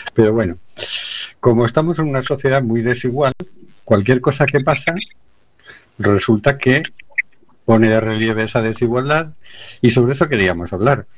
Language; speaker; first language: Spanish; native; Spanish